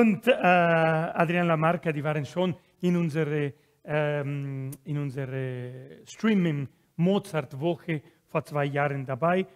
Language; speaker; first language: German; non-native, fluent; Spanish